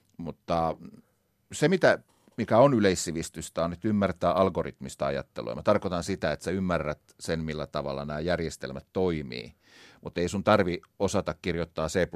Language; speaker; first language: Finnish; native; Finnish